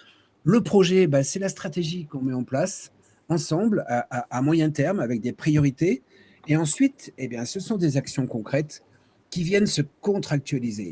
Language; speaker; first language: French; native; French